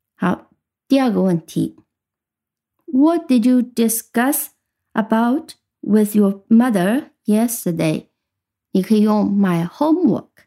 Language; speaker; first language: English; non-native, fluent; Chinese